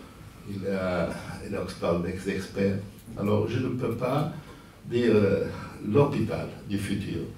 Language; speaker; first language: French; non-native, fluent; Portuguese